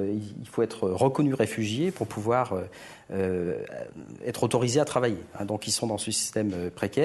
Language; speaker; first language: French; native; French